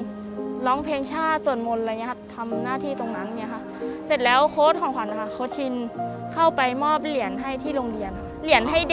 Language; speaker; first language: Thai; native; Thai